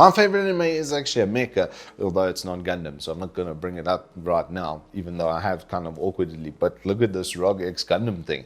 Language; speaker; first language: English; native; English